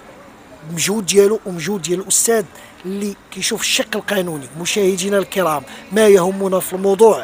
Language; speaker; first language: Arabic; native; Arabic